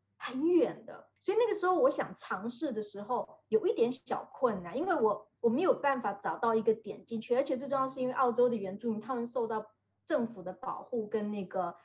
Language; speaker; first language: Chinese; native; Chinese